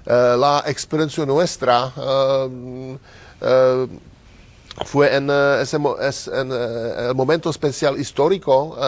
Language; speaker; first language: Spanish; non-native, learner; Czech